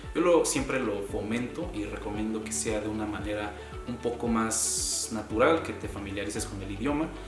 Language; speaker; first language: Spanish; native; Spanish